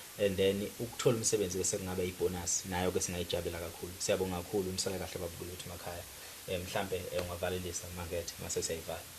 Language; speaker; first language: Zulu; native; Zulu